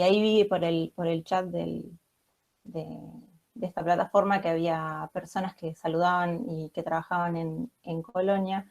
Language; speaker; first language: Spanish; native; Spanish